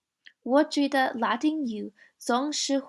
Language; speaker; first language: Chinese; non-native, learner; English